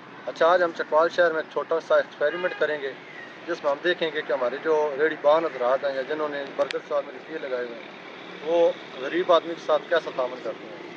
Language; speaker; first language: Hindi; non-native, local second language; Punjabi